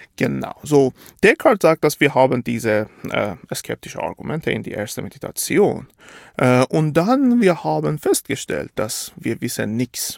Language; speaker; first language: German; non-native, fluent; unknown